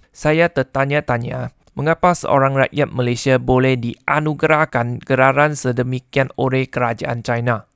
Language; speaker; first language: Malay; non-native, local second language; Chinese